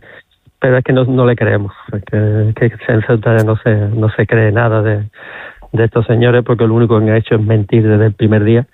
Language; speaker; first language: Spanish; native; Spanish